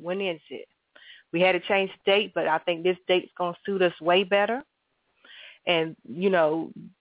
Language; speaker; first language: English; native; English